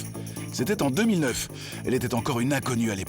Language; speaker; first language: French; native; French